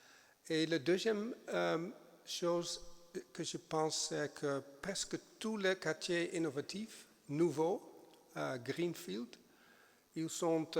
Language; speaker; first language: French; non-native, fluent; German